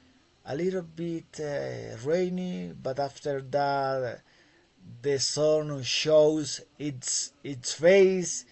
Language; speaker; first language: English; non-native, fluent; Spanish